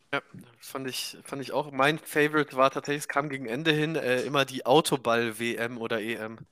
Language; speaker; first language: German; native; German